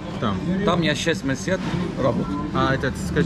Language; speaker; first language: Russian; non-native, learner; Turkish